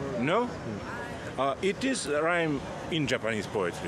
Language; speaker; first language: English; non-native, learner; Russian